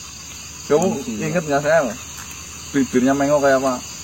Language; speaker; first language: Indonesian; native; Indonesian